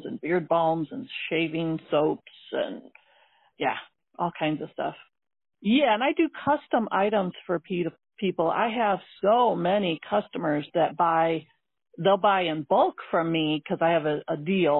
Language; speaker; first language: English; native; English